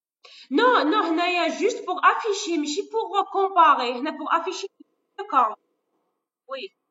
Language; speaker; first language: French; non-native, local second language; Arabic